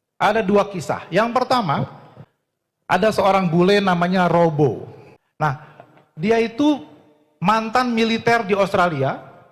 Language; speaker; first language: Indonesian; native; Indonesian